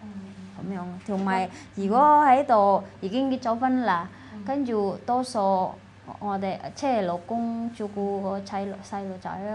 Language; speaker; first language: Cantonese; non-native, fluent; Indonesian